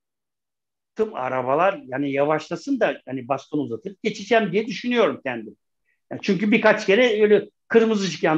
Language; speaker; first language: Turkish; native; Turkish